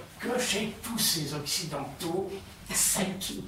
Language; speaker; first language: French; early bilingual, heritage; Russian